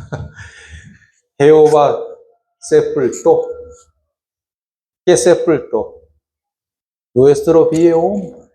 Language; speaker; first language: Spanish; non-native, fluent; Korean